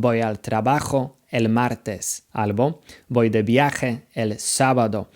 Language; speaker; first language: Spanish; non-native, fluent; Polish